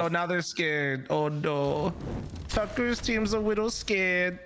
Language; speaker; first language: English; native; English